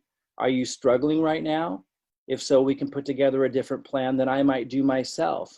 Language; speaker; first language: English; native; English